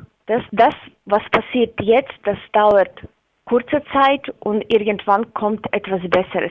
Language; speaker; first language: German; non-native, learner; Latvian